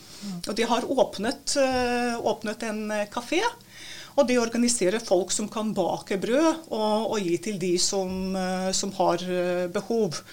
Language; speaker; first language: Norwegian; non-native, fluent; Latvian